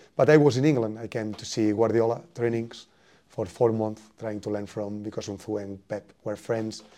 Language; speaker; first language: English; non-native, fluent; Spanish